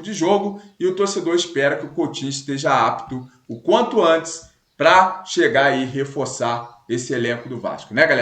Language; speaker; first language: Portuguese; native; Portuguese